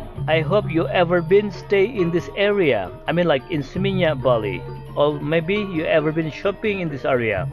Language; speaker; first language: English; non-native, learner; Indonesian